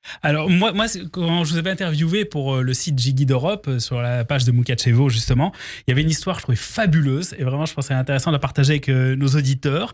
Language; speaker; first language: French; native; French